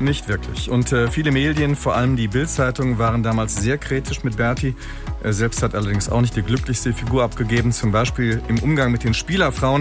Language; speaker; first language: German; native; German